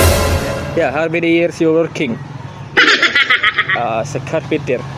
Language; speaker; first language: English; non-native, local second language; Cebuano